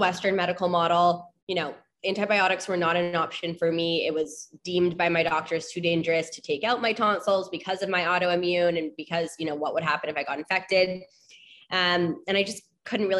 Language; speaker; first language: English; native; English